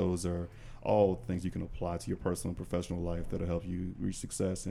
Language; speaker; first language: English; native; English